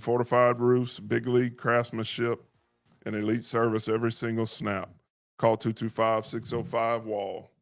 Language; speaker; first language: English; native; English